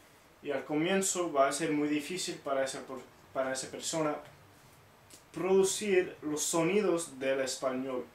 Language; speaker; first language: Spanish; non-native, fluent; English